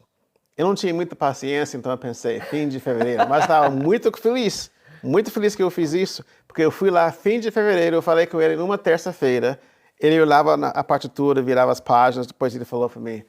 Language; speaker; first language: Portuguese; non-native, fluent; English